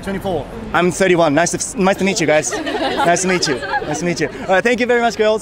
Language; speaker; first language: English; non-native, fluent; Japanese